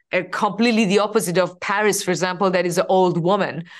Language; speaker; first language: English; non-native, fluent; Persian